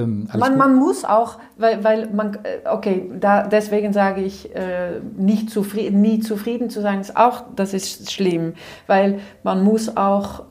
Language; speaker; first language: German; non-native, fluent; Dutch